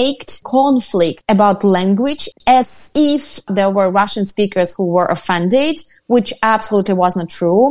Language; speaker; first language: English; non-native, fluent; Ukrainian